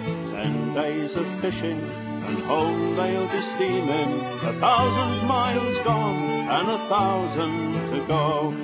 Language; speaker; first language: English; native; English